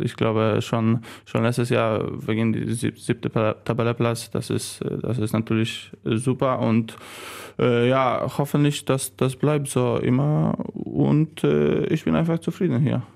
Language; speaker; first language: German; non-native, learner; Polish